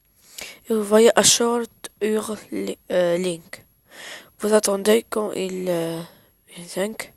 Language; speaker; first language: French; non-native, learner; Arabic